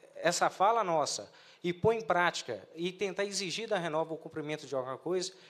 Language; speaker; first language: Portuguese; native; Portuguese